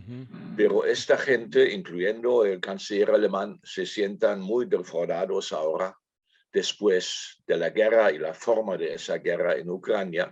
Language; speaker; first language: Spanish; non-native, fluent; German